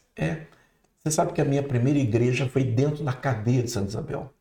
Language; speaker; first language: Portuguese; native; Portuguese